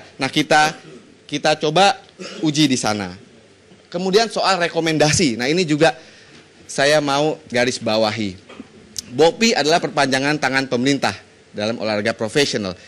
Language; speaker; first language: Indonesian; native; Indonesian